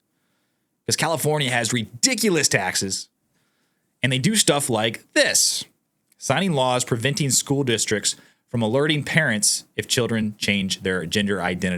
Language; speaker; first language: English; native; English